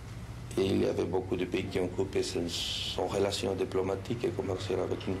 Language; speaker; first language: French; non-native, fluent; Spanish